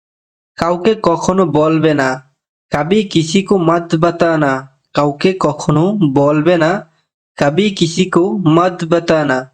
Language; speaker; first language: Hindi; non-native, fluent; Bangla